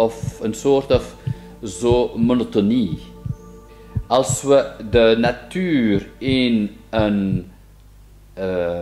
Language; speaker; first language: Dutch; non-native, fluent; French